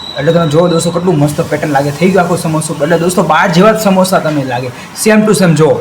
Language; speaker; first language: Gujarati; native; Gujarati